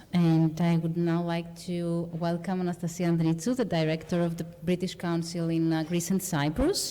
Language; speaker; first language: English; non-native, fluent; Greek